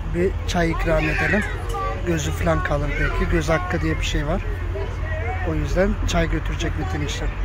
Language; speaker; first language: Turkish; early bilingual, heritage; Turkish